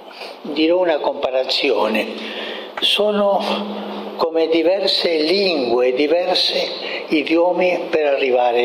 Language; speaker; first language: Italian; non-native, fluent; Spanish